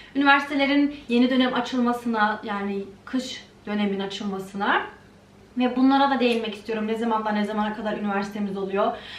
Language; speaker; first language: Turkish; early bilingual, heritage; Turkish